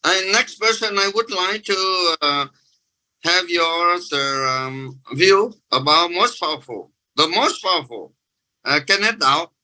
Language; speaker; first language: English; non-native, fluent; Vietnamese